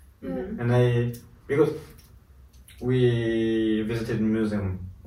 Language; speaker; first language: English; non-native, learner; French